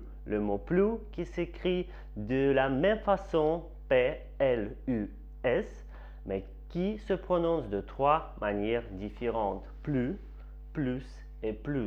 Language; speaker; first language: French; non-native, fluent; Russian